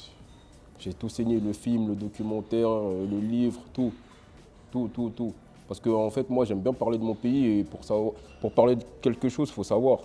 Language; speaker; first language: French; native; French